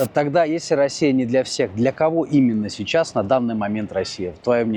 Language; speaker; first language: Russian; native; Russian